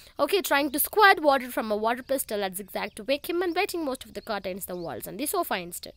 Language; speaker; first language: English; non-native, local second language; Tamil